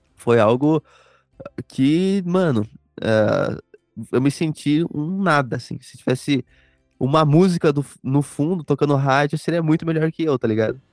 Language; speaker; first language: Portuguese; native; Portuguese